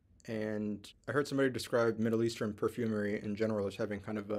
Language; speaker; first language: English; native; English